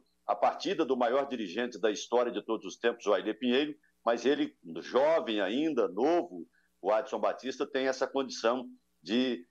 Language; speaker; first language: Portuguese; native; Portuguese